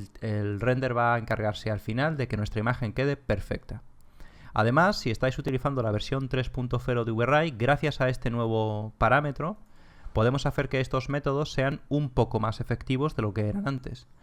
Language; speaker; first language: Spanish; native; Spanish